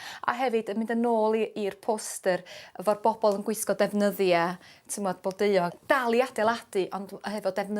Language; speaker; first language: Welsh; native; Welsh